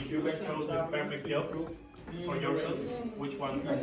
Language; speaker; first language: English; non-native, learner; Spanish